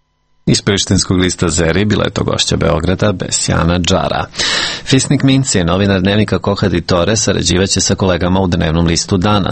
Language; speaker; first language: Serbian; native; Serbian